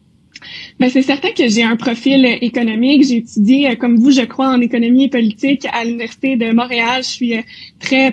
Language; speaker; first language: French; native; French